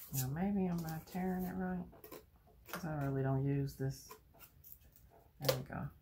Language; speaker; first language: English; native; English